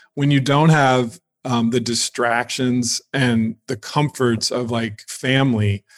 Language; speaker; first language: English; native; English